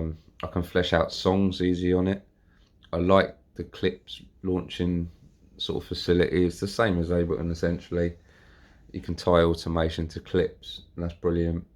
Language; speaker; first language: English; native; English